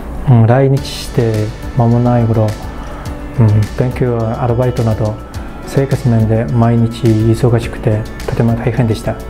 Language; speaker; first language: Japanese; non-native, fluent; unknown